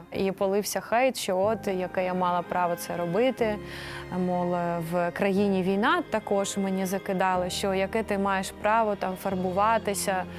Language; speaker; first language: Ukrainian; native; Ukrainian